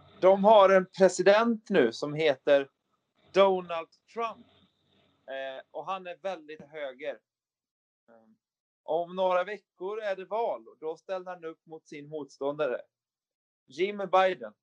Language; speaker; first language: Swedish; native; Swedish